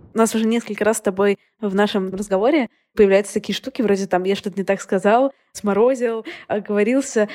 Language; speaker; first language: Russian; native; Russian